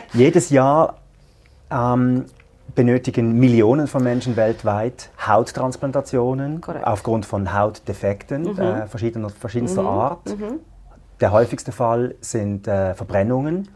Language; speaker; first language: German; native; German